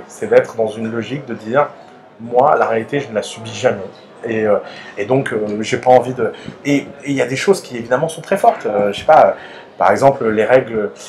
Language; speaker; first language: French; early bilingual, other home language; Arabic